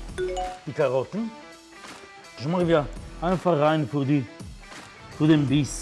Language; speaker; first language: German; non-native, fluent; Italian